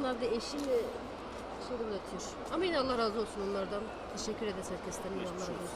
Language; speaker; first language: Turkish; native; Turkish